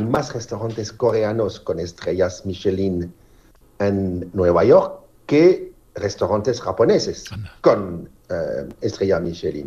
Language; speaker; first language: Spanish; non-native, fluent; French